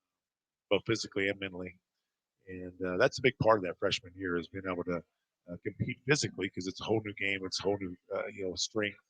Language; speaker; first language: English; native; English